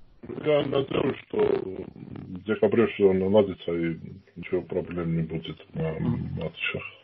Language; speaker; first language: Russian; non-native, fluent; Georgian